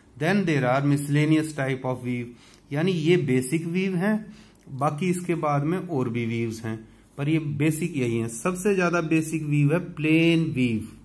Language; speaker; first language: Hindi; native; Hindi